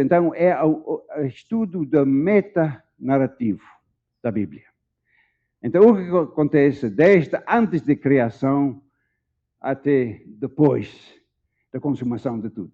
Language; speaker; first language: Portuguese; non-native, fluent; Dutch